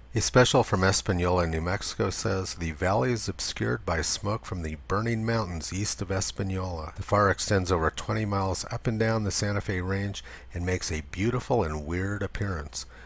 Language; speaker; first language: English; native; English